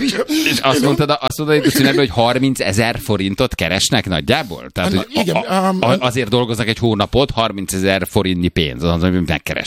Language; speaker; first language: Hungarian; native; Hungarian